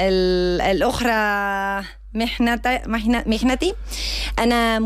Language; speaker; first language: Arabic; non-native, learner; Spanish